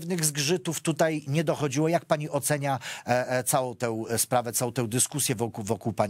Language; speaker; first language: Polish; native; Polish